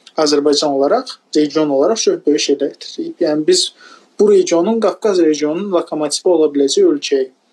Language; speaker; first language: Azerbaijani; non-native, local second language; Talysh